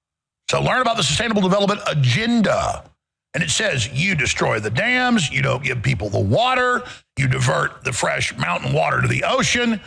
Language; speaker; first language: English; native; English